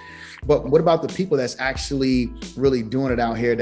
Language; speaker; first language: English; native; English